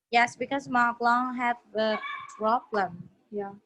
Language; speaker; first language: English; non-native, learner; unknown